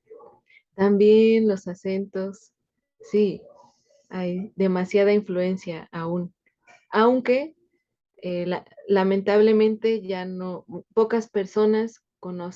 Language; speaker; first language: Spanish; native; Spanish